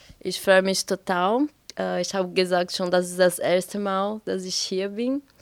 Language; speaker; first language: German; non-native, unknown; Portuguese